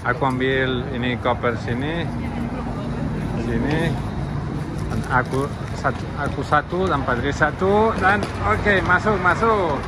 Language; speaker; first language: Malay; non-native, fluent; Catalan